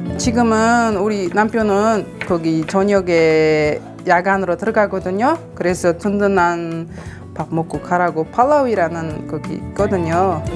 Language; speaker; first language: Korean; non-native, fluent; Kara-Kalpak